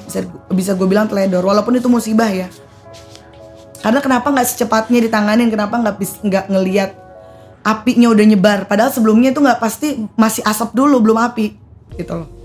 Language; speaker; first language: Indonesian; native; Indonesian